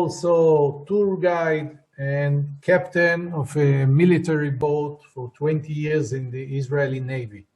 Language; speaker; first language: English; non-native, fluent; Hebrew